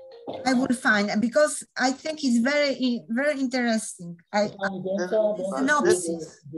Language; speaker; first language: English; non-native, learner; Polish